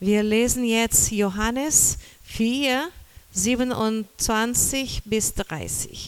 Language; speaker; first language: German; non-native, fluent; Portuguese